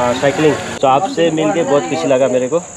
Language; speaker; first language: Hindi; non-native, learner; Nepali